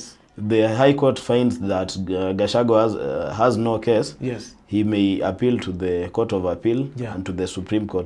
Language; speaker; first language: English; non-native, local second language; Swahili